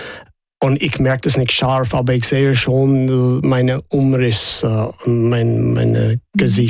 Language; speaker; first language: German; non-native, fluent; English